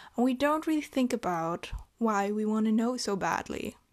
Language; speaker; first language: English; non-native, fluent; Vietnamese